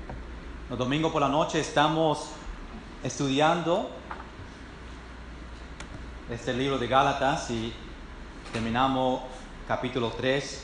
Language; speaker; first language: Spanish; non-native, fluent; English